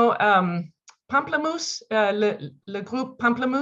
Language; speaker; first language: French; non-native, learner; English